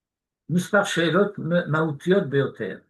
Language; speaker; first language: Hebrew; non-native, fluent; French